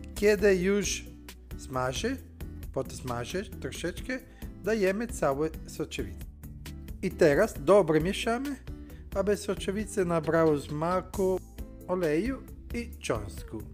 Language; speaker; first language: Polish; non-native, learner; Italian